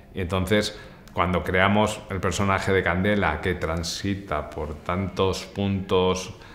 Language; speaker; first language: Spanish; native; Spanish